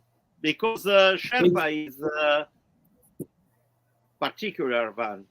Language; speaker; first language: English; non-native, learner; Italian